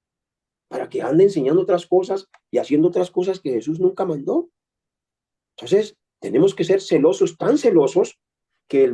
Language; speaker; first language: Spanish; native; Spanish